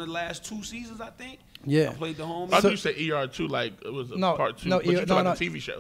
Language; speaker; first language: English; native; English